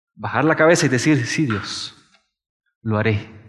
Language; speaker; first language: Spanish; native; Spanish